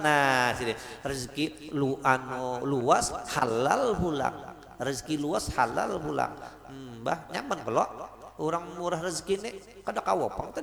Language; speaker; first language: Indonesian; non-native, local second language; Banjar